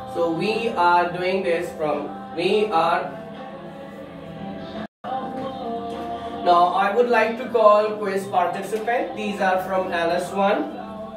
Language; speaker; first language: English; non-native, local second language; Urdu